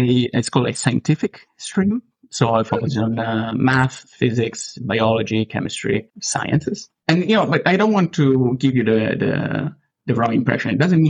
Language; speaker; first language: English; non-native, fluent; Italian